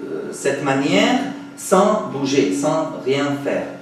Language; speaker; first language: French; non-native, fluent; Arabic